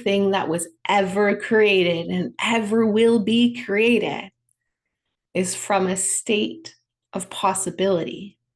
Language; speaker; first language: English; native; English